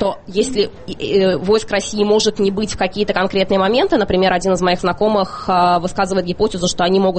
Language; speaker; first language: Russian; native; Russian